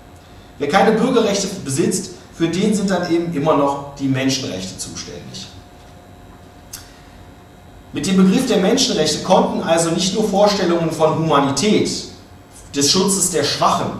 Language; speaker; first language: German; native; German